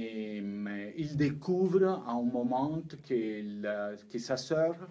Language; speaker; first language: French; non-native, learner; Italian